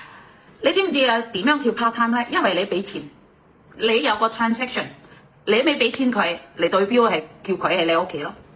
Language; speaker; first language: Cantonese; non-native, fluent; Indonesian